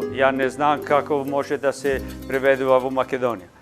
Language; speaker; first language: Macedonian; non-native, learner; Italian